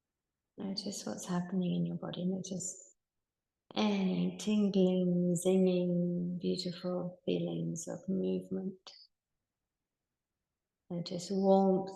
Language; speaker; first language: English; native; English